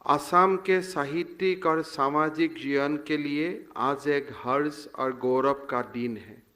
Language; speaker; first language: Hindi; non-native, local second language; Assamese